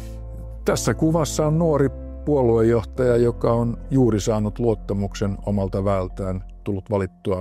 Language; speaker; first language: Finnish; native; Finnish